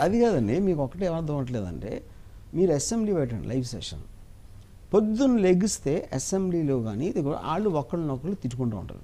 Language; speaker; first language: Telugu; native; Telugu